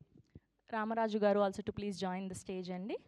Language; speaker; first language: Telugu; native; Telugu